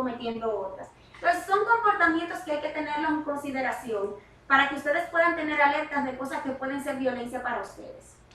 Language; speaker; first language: Spanish; native; Spanish